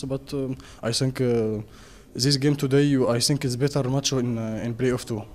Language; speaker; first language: English; non-native, learner; Arabic